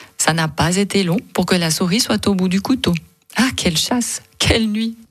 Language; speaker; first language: French; native; French